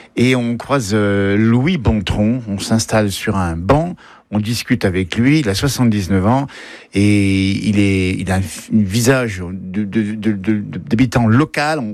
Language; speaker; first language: French; native; French